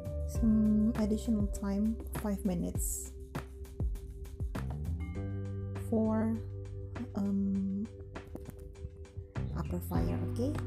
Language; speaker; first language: English; non-native, learner; Indonesian